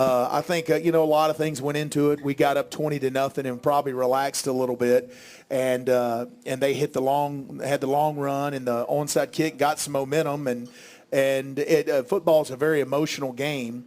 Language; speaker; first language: English; native; English